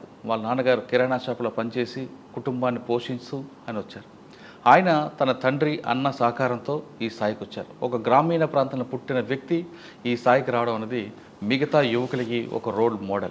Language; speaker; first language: Telugu; native; Telugu